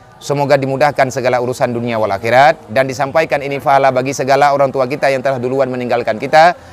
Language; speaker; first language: Indonesian; non-native, local second language; Achinese